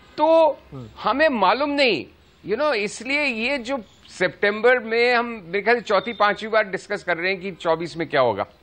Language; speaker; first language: Hindi; native; Hindi